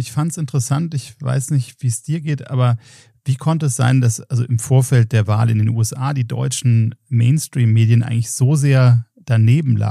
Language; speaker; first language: German; native; German